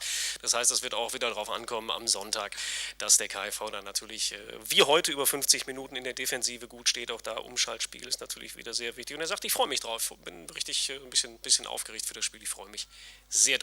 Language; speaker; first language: German; native; German